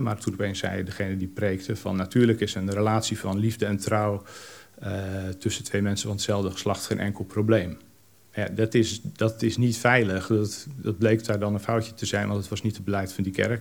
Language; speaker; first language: Dutch; native; Dutch